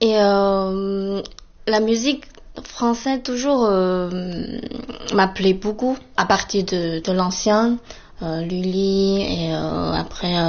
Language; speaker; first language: French; non-native, fluent; Chinese